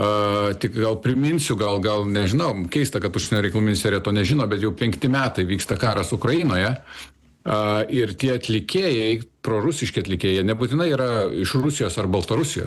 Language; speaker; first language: Lithuanian; native; Lithuanian